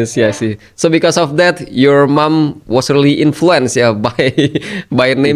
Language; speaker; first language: English; non-native, fluent; Indonesian